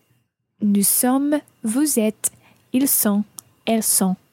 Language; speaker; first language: French; non-native, learner; English